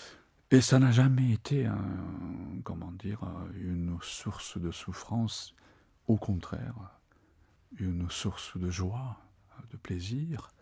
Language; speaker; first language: French; non-native, fluent; Japanese